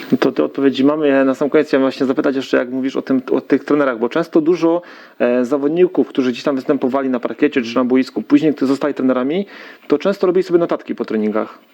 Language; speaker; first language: Polish; native; Polish